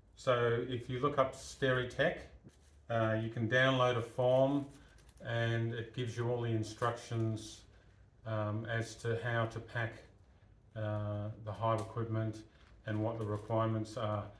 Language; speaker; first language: English; native; English